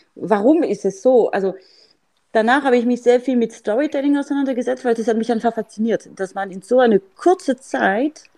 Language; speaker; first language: German; non-native, fluent; French